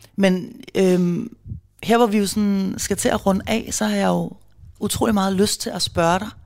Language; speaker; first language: Danish; native; Danish